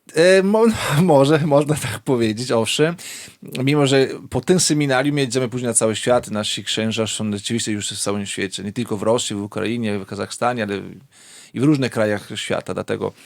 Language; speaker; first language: Polish; non-native, fluent; Italian